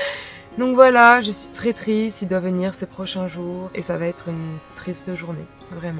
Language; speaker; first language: French; native; French